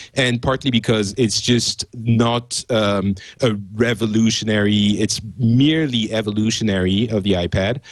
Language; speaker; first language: English; non-native, fluent; French